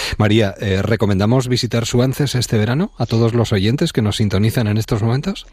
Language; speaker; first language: Spanish; native; Spanish